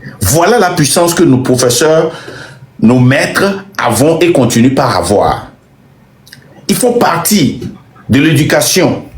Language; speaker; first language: French; non-native, local second language; Ewe